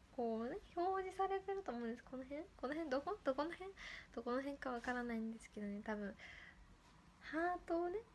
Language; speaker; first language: Japanese; native; Japanese